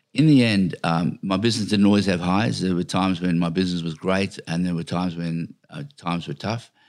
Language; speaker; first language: English; native; English